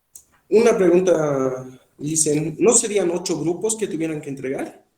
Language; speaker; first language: Spanish; native; Spanish